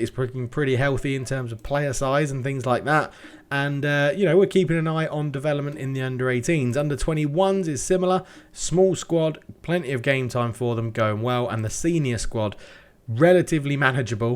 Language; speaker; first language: English; native; English